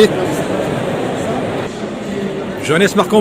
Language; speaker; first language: French; native; French